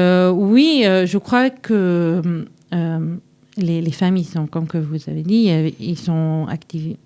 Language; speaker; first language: French; early bilingual, heritage; French